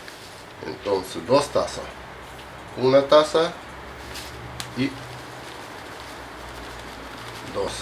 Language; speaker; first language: Spanish; non-native, fluent; Russian